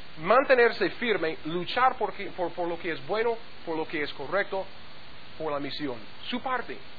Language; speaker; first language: Spanish; non-native, fluent; English